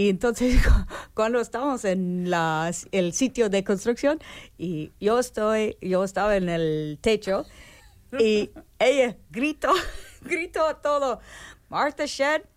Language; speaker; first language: Spanish; non-native, learner; English